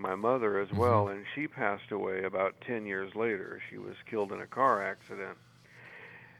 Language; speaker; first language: English; native; English